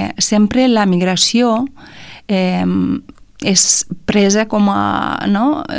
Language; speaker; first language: Catalan; non-native, fluent; Romanian